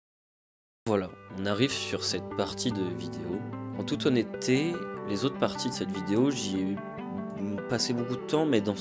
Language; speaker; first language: French; native; French